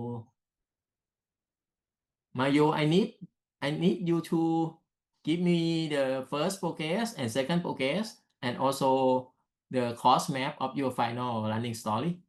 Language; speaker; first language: English; non-native, learner; Thai